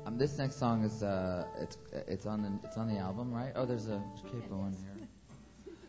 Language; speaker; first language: English; early bilingual, other home language; French